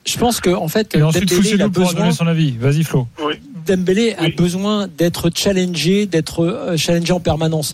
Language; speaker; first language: French; native; French